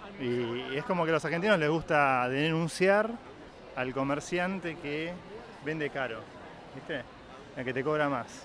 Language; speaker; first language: Spanish; native; Spanish